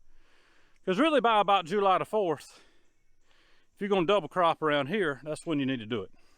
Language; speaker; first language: English; native; English